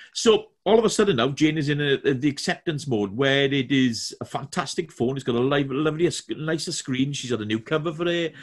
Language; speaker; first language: English; native; English